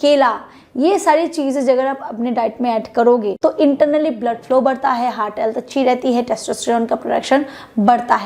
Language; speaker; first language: Hindi; native; Hindi